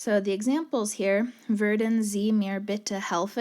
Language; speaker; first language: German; non-native, fluent; English